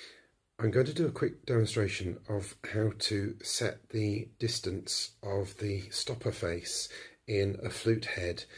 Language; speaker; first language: English; native; English